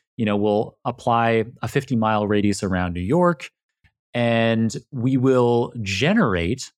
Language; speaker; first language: English; native; English